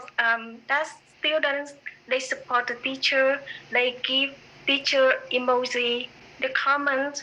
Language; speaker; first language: English; non-native, fluent; Vietnamese